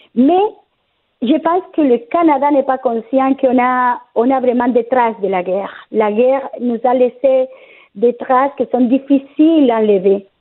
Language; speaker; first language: French; non-native, fluent; Spanish